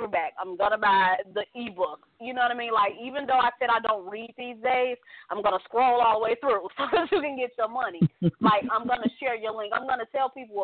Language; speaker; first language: English; native; English